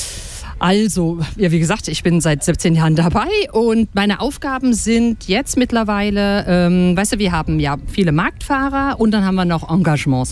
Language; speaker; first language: German; native; German